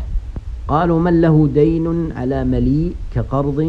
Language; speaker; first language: Arabic; native; Arabic